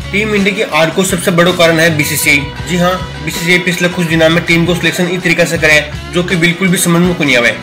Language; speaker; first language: Hindi; native; Hindi